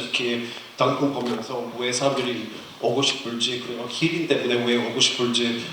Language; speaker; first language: Korean; non-native, fluent; English